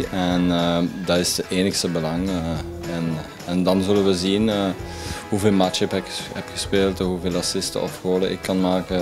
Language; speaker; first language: Dutch; non-native, local second language; German